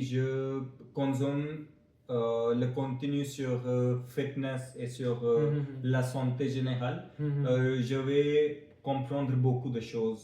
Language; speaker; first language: French; non-native, fluent; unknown